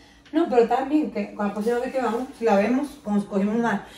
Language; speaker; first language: Spanish; native; Spanish